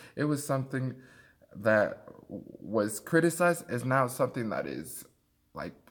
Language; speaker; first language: English; early bilingual, other home language; Spanish